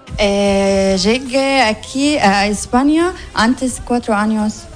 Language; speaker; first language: Spanish; non-native, learner; Arabic